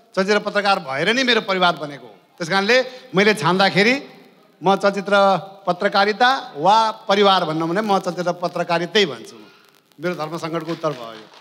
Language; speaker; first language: Nepali; native; Nepali